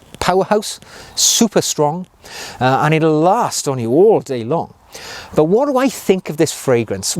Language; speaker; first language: English; native; English